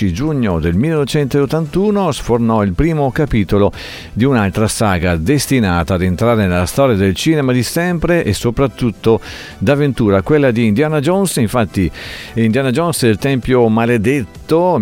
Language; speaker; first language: Italian; native; Italian